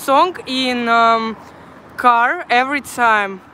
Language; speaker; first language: English; non-native, learner; Russian